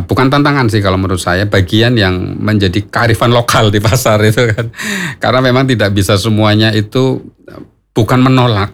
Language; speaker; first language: Indonesian; non-native, local second language; Javanese